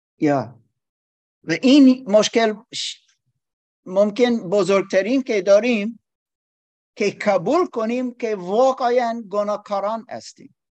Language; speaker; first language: Persian; non-native, learner; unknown